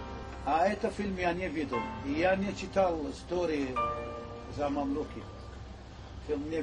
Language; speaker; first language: Russian; non-native, learner; Arabic